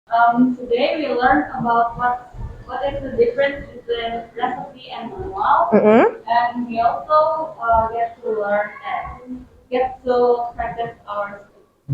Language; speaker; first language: English; non-native, learner; Indonesian